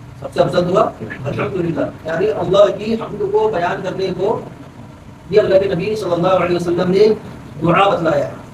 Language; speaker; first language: Urdu; native; Urdu